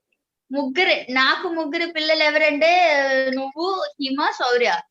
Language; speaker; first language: Telugu; non-native, learner; Malayalam